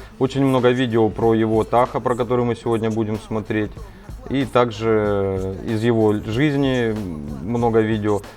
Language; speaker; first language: Russian; native; Russian